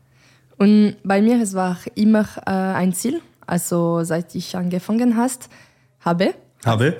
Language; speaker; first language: German; non-native, learner; French